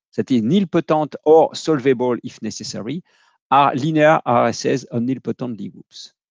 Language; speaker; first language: English; non-native, fluent; French